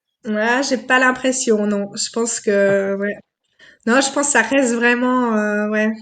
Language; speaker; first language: French; native; French